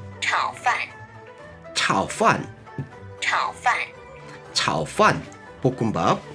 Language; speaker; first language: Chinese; non-native, learner; Korean